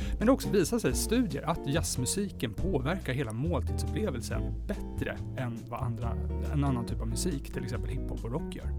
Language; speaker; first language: Swedish; native; Swedish